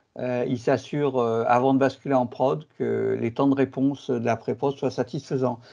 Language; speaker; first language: French; native; French